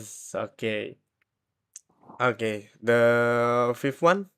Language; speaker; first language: English; non-native, learner; Indonesian